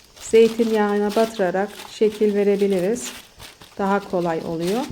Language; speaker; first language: Turkish; native; Turkish